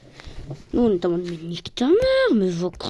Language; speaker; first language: French; native; French